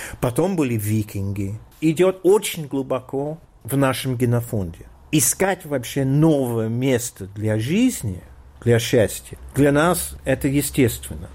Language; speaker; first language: Russian; non-native, fluent; English